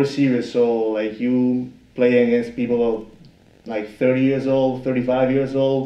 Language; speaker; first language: English; non-native, fluent; Italian